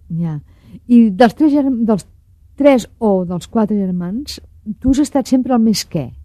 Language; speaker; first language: Catalan; native; Catalan